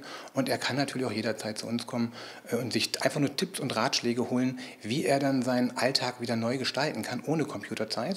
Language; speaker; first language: German; native; German